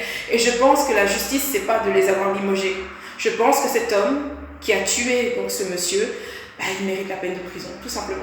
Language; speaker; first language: French; native; French